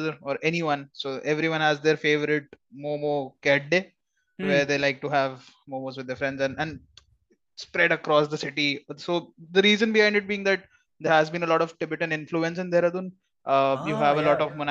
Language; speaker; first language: English; non-native, local second language; Hindi